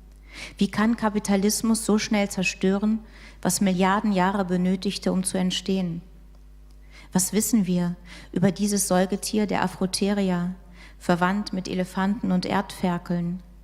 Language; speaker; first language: German; non-native, fluent; Arabic